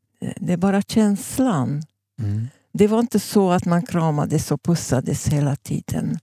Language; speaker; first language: Swedish; non-native, fluent; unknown